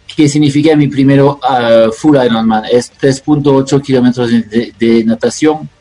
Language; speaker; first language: Spanish; non-native, fluent; French